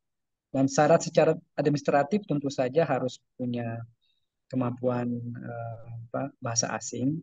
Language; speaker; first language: Indonesian; native; Indonesian